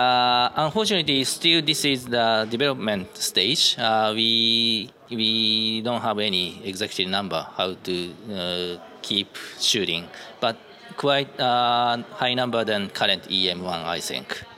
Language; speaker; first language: English; non-native, learner; Japanese